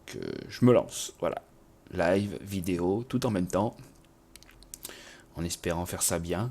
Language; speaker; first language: French; native; French